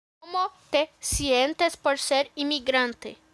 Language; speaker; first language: Spanish; non-native, learner; Portuguese